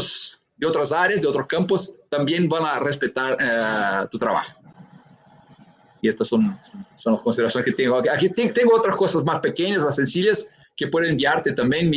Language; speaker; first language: Spanish; non-native, fluent; Portuguese